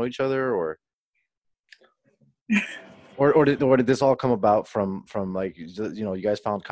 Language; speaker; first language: English; native; English